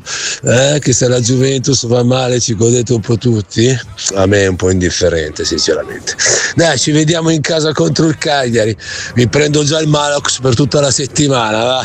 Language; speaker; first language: Italian; native; Italian